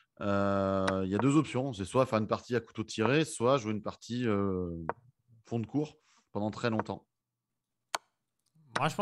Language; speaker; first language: French; native; French